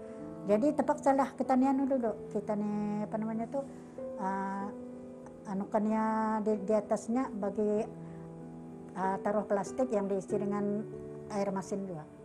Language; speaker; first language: Malay; native; Malay